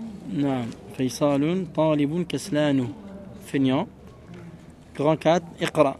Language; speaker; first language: Arabic; non-native, learner; French